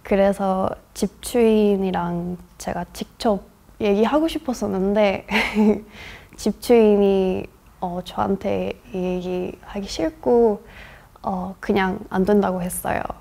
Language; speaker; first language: Korean; non-native, fluent; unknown